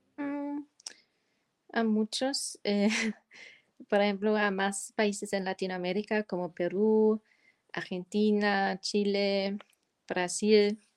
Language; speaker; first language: Spanish; non-native, fluent; German